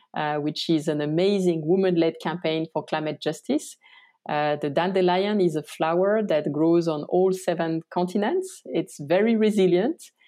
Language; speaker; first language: English; non-native, fluent; French